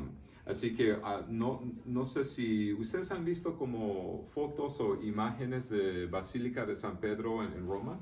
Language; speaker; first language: Spanish; early bilingual, heritage; Spanish